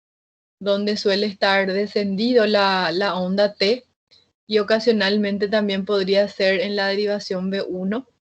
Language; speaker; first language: Spanish; native; Spanish